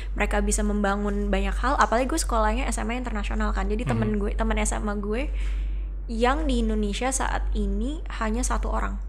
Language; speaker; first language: Indonesian; early bilingual, heritage; Indonesian